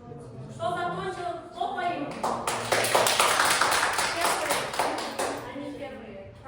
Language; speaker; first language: Russian; non-native, local second language; Kyrgyz